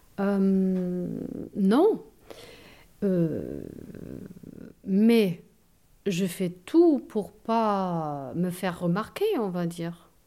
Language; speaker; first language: French; non-native, fluent; German